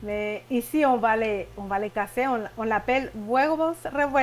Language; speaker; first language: French; non-native, fluent; Spanish